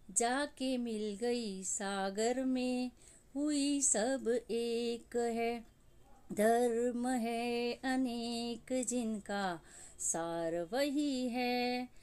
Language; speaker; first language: Hindi; non-native, local second language; Gujarati